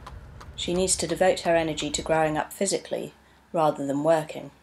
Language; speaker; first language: English; native; English